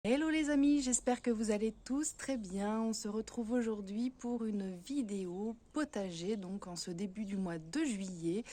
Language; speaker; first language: French; native; French